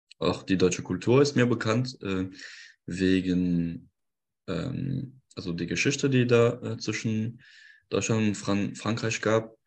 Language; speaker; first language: German; non-native, fluent; French